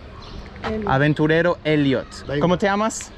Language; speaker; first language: Spanish; non-native, fluent; English